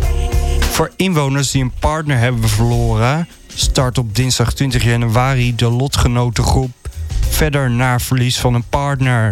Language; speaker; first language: Dutch; native; Dutch